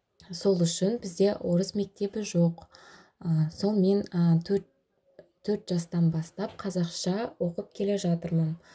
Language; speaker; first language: Kazakh; non-native, local second language; Russian